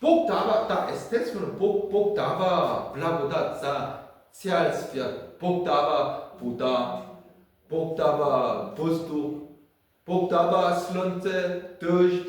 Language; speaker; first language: Bulgarian; non-native, learner; Korean